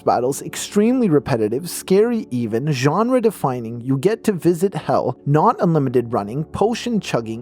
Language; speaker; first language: English; native; English